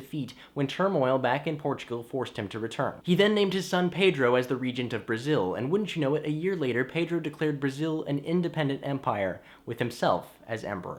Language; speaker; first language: English; native; English